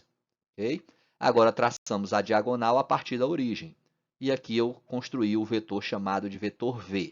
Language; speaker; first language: Portuguese; native; Portuguese